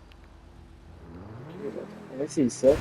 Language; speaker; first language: French; native; French